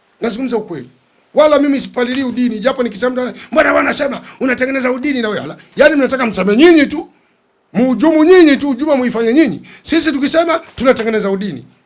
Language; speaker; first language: Swahili; native; Swahili